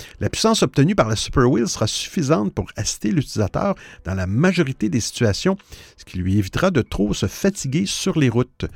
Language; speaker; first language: French; native; French